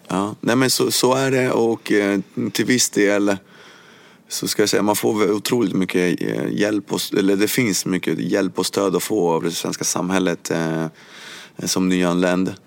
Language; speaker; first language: Swedish; early bilingual, other home language; Spanish